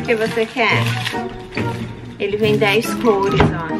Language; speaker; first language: Portuguese; native; Portuguese